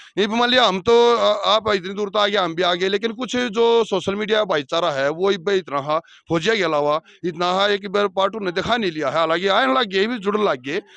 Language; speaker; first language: Hindi; native; Hindi